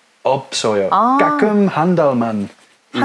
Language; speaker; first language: Korean; non-native, learner; Dutch